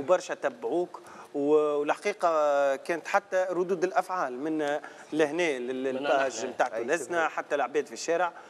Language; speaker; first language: Arabic; native; Arabic